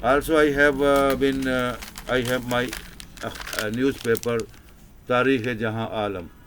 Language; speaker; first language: English; non-native, local second language; Urdu